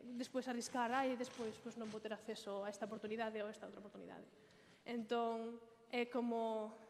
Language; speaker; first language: Galician; non-native, local second language; Spanish